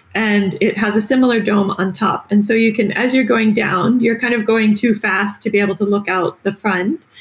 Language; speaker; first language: English; native; English